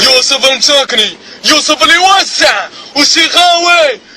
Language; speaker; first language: Arabic; native; Arabic